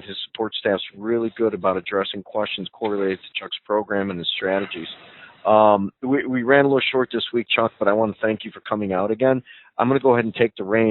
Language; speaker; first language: English; native; English